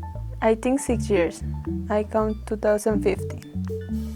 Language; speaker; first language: English; non-native, local second language; Spanish